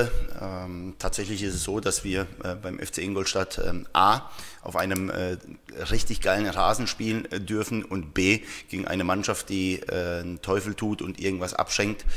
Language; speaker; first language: German; native; German